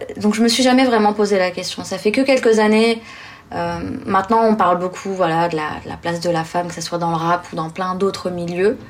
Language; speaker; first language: French; early bilingual, other home language; Arabic